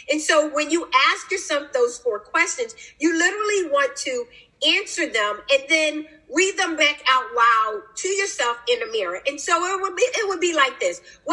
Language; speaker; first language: English; native; English